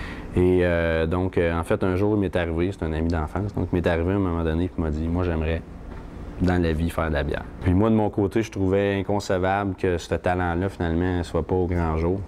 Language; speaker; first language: French; native; French